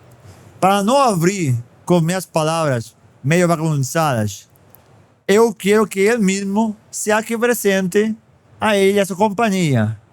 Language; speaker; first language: Portuguese; non-native, fluent; Spanish